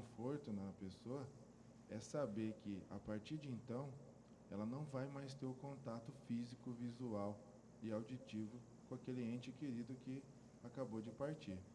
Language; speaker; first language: Portuguese; native; Portuguese